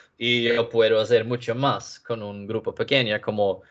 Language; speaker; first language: Spanish; non-native, learner; Swedish